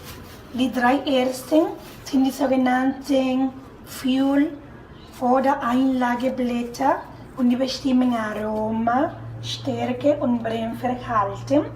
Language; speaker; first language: German; non-native, fluent; Spanish